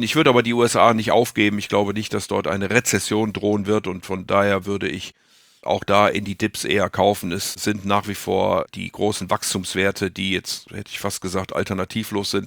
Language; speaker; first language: German; native; German